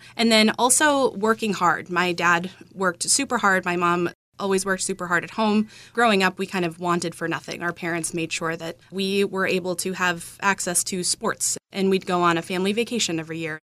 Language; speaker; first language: English; native; English